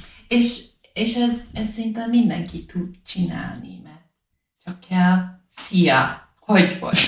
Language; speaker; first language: Hungarian; non-native, learner; English